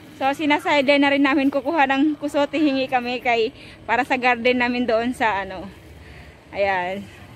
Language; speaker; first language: Filipino; non-native, local second language; Cebuano